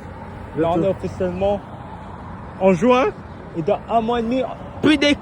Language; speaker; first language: French; native; French